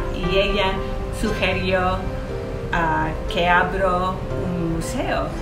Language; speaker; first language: Spanish; early bilingual, heritage; English